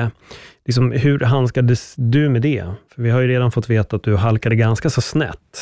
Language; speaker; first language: Swedish; native; Swedish